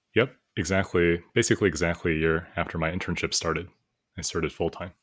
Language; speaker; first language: English; native; English